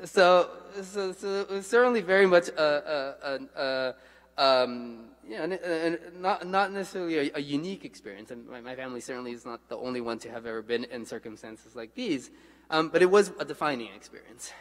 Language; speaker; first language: English; native; English